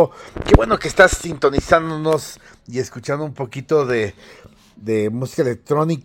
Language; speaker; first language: Spanish; native; Spanish